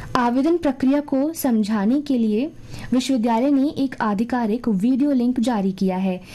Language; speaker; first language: Hindi; native; Hindi